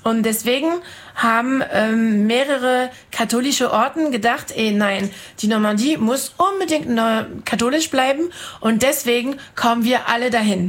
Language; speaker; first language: German; non-native, fluent; French